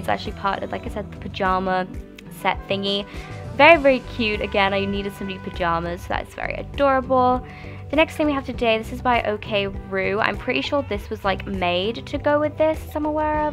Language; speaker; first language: English; native; English